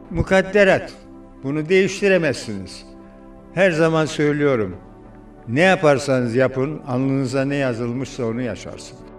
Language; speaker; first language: Turkish; native; Turkish